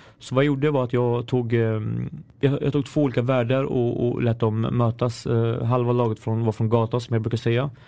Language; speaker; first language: Swedish; early bilingual, other home language; Arabic